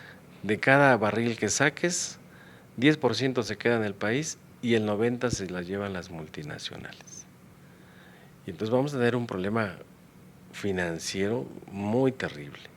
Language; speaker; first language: Spanish; native; Spanish